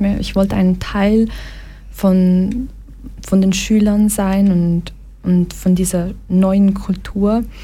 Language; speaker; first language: German; early bilingual, other home language; Portuguese